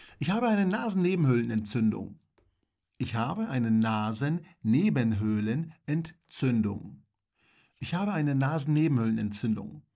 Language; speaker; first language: German; non-native, fluent; Polish